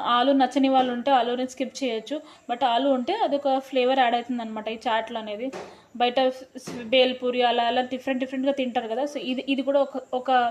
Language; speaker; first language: Telugu; non-native, local second language; Lambadi